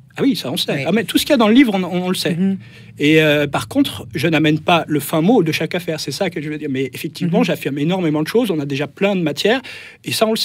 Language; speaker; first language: French; native; French